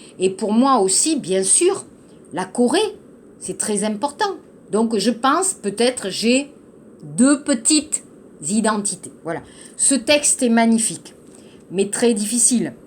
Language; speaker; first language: French; native; French